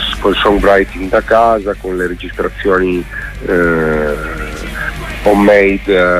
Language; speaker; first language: Italian; native; Italian